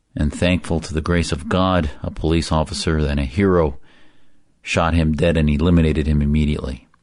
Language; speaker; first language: English; early bilingual, other home language; Arabic